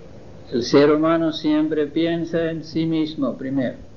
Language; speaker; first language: Spanish; non-native, fluent; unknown